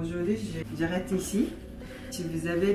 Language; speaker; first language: French; non-native, fluent; Japanese